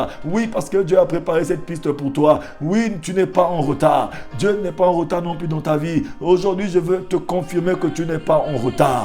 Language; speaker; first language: French; non-native, local second language; Lingala